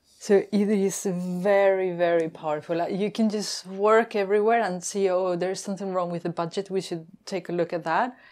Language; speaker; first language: English; non-native, fluent; Spanish